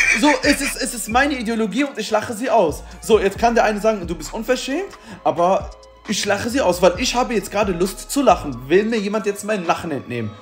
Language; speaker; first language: German; early bilingual, other home language; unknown